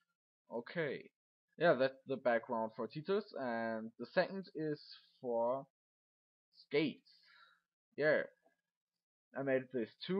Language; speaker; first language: English; non-native, learner; German